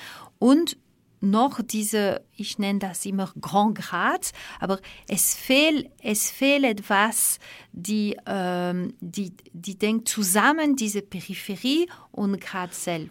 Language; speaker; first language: German; non-native, fluent; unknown